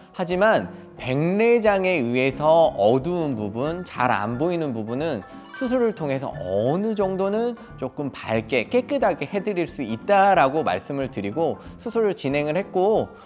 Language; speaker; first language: Korean; native; Korean